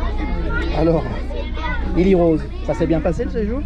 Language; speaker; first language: French; native; French